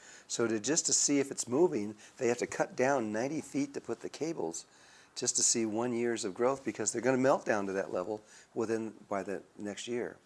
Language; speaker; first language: English; native; English